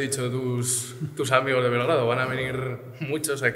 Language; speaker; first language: Spanish; native; Spanish